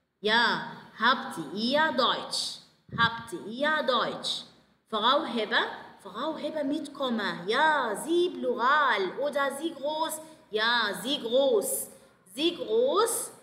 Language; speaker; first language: German; non-native, fluent; Arabic